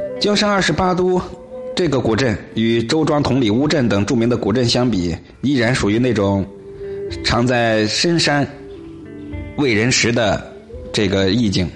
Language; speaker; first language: Chinese; native; Chinese